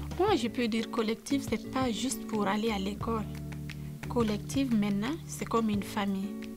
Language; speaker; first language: French; non-native, learner; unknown